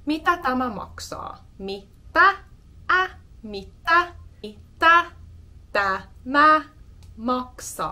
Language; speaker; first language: Finnish; non-native, fluent; English